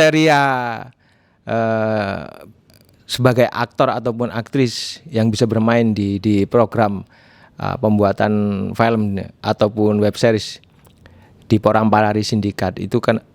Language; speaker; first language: Indonesian; native; Indonesian